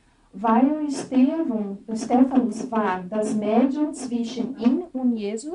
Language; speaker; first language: German; non-native, fluent; Portuguese